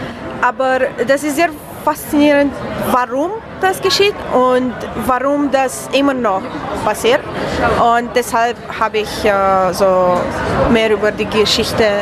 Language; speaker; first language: German; non-native, fluent; Romanian